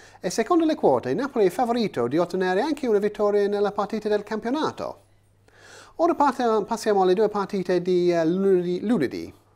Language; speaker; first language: Italian; non-native, fluent; English